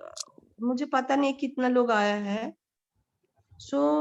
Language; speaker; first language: Hindi; non-native, local second language; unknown